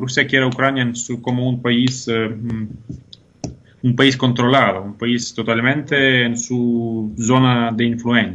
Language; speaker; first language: Spanish; non-native, fluent; Ukrainian